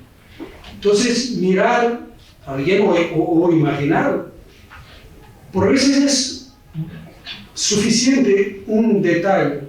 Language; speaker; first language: Spanish; non-native, fluent; Portuguese